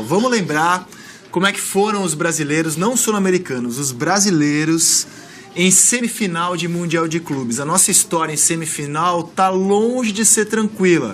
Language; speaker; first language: Portuguese; native; Portuguese